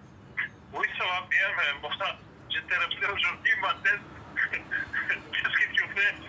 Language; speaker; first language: French; non-native, learner; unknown